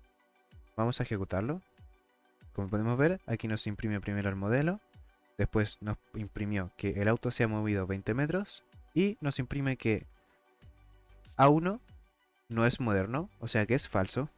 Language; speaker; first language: Spanish; native; Spanish